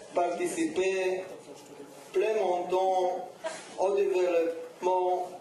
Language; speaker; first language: French; non-native, learner; Hebrew